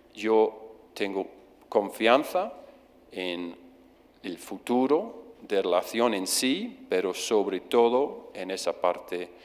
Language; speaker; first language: Spanish; non-native, fluent; English